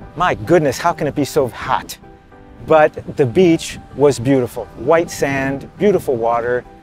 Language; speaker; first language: English; native; English